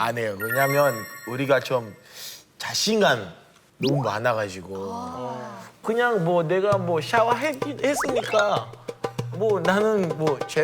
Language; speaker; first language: Korean; non-native, fluent; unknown